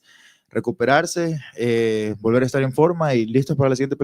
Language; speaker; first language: Spanish; native; Spanish